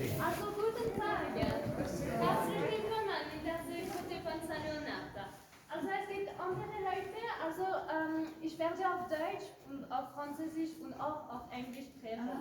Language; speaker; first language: German; non-native, local second language; French